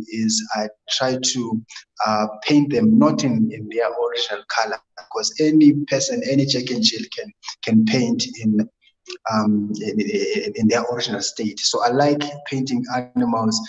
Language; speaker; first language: English; non-native, local second language; North Ndebele